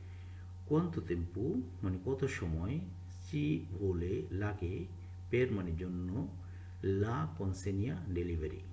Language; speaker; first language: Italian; non-native, fluent; Bangla